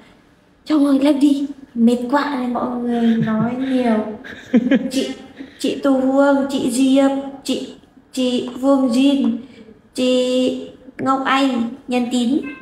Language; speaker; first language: Vietnamese; non-native, learner; Indonesian